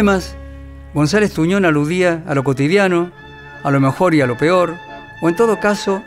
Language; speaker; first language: Spanish; native; Spanish